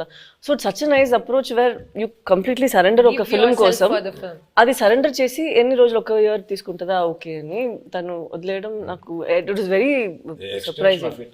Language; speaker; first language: Telugu; non-native, fluent; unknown